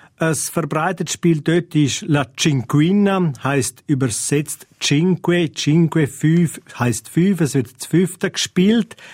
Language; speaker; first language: German; non-native, local second language; Romansh